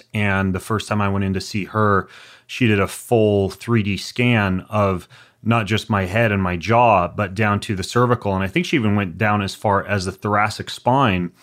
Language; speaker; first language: English; native; English